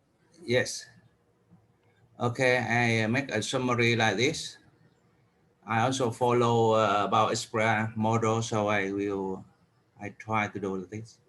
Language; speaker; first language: English; non-native, learner; Vietnamese